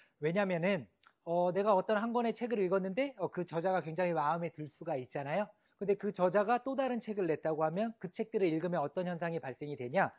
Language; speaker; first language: Korean; native; Korean